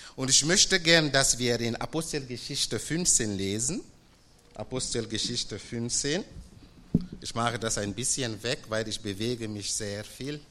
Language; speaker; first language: German; non-native, fluent; French